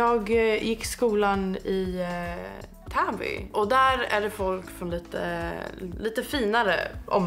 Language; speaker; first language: Swedish; native; Swedish